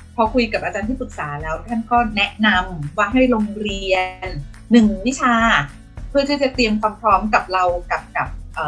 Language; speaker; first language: Thai; native; Thai